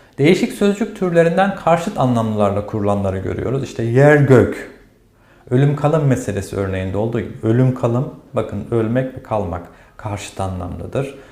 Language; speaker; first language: Turkish; native; Turkish